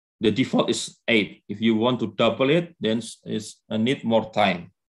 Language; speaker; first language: English; non-native, learner; Indonesian